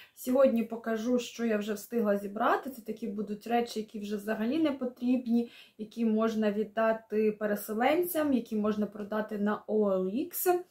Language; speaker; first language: Ukrainian; non-native, local second language; Russian